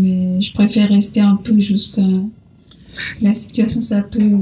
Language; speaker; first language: French; non-native, learner; Portuguese